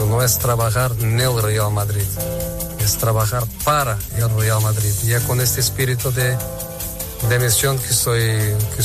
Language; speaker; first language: Spanish; non-native, fluent; Portuguese